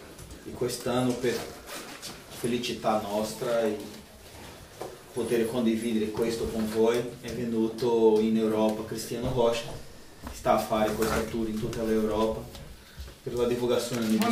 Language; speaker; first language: Italian; non-native, fluent; Portuguese